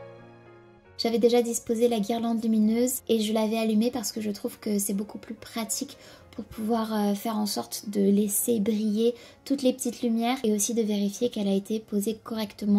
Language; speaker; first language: French; native; French